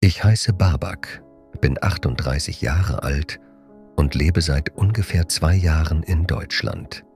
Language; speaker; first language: German; non-native, fluent; Persian